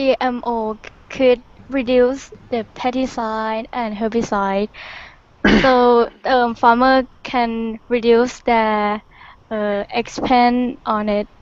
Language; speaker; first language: English; non-native, fluent; Thai